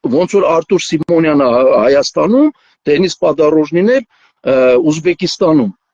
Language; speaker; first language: Armenian; native; Armenian